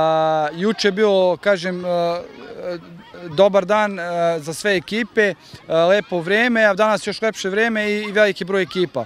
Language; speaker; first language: Croatian; native; Croatian